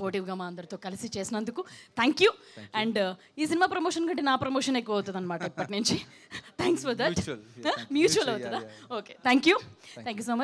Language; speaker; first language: Telugu; native; Telugu